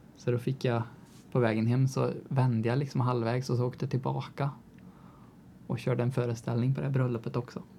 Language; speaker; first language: Swedish; native; Swedish